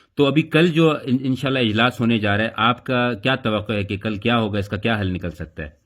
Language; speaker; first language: Urdu; non-native, local second language; Pashto